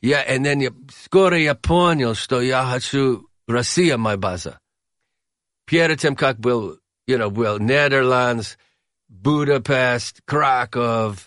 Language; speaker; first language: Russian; non-native, learner; English